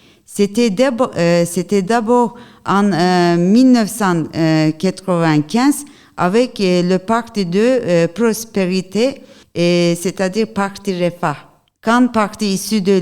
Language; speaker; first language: French; non-native, learner; Turkish